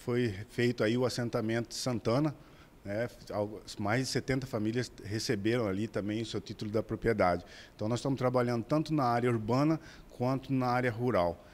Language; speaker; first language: Portuguese; native; Portuguese